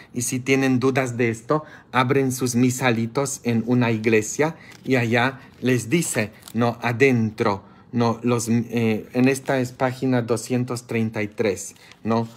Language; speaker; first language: Spanish; non-native, fluent; Polish